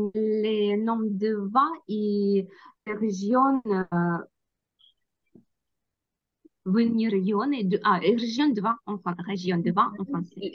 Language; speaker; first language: French; non-native, learner; Ukrainian